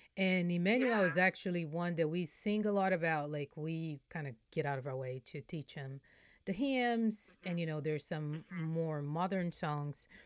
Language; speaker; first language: English; non-native, fluent; Portuguese